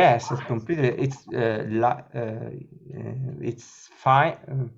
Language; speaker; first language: English; non-native, learner; Italian